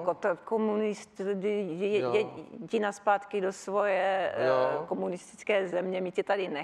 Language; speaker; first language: Czech; early bilingual, heritage; Czech